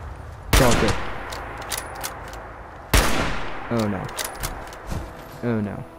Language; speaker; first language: English; native; English